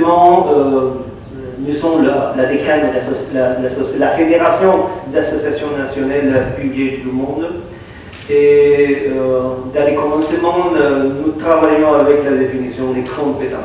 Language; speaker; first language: French; non-native, fluent; Catalan